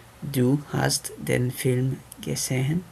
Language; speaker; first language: German; non-native, fluent; French